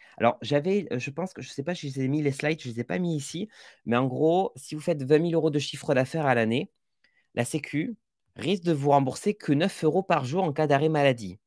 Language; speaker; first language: French; native; French